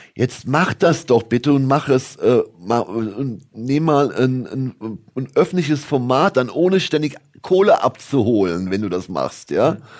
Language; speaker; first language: German; native; German